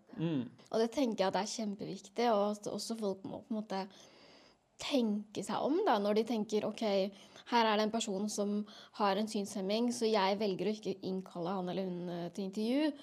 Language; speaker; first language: Norwegian; native; Norwegian